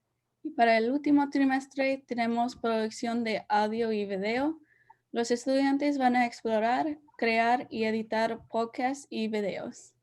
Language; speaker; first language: Spanish; early bilingual, heritage; Spanish